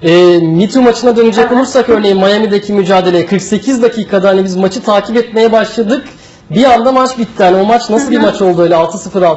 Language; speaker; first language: Turkish; native; Turkish